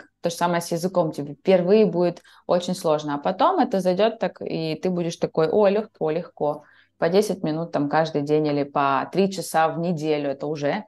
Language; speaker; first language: Russian; native; Russian